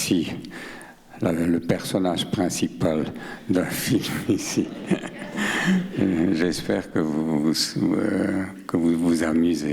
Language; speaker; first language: French; non-native, local second language; German